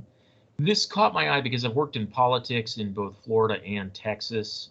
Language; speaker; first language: English; native; English